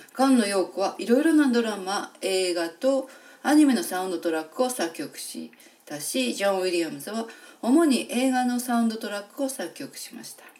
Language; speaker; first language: Japanese; native; Japanese